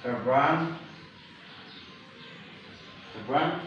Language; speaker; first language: English; non-native, learner; Indonesian